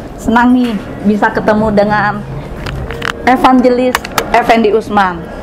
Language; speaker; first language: Indonesian; native; Indonesian